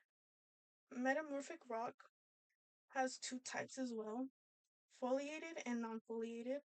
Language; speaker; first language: English; native; English